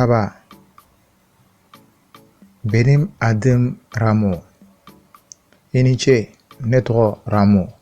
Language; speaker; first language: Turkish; non-native, fluent; Bambara